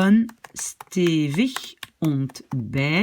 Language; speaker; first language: Dutch; non-native, fluent; French